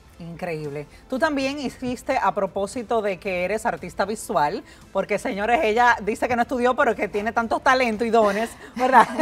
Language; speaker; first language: Spanish; native; Spanish